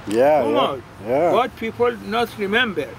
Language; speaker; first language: English; non-native, learner; Persian